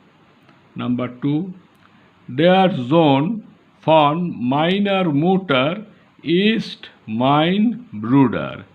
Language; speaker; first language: German; non-native, learner; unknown